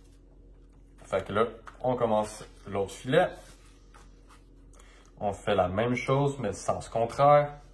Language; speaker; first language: French; native; French